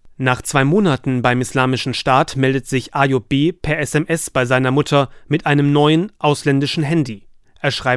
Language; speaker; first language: German; native; German